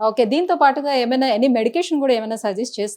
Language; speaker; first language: Telugu; native; Telugu